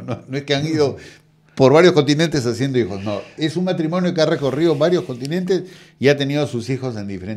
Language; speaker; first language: Spanish; native; Spanish